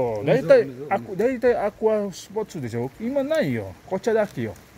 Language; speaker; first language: Japanese; non-native, learner; Indonesian